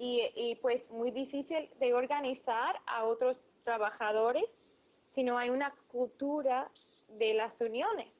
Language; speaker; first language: Spanish; non-native, fluent; English